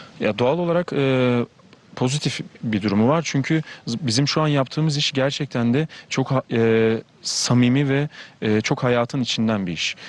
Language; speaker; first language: Turkish; native; Turkish